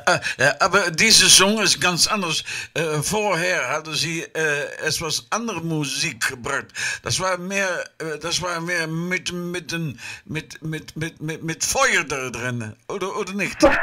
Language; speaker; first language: German; non-native, learner; Dutch